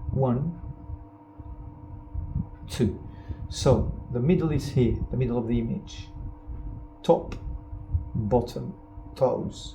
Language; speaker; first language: English; non-native, fluent; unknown